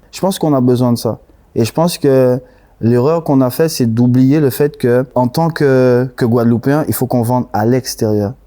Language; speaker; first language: French; native; French